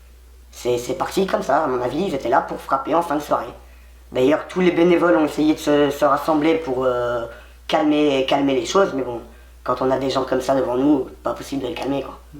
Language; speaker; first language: French; native; French